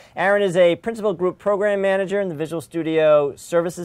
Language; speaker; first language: English; native; English